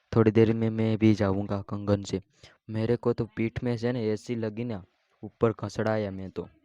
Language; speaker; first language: Hindi; non-native, local second language; Gujarati